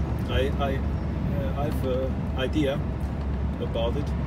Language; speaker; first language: English; non-native, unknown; German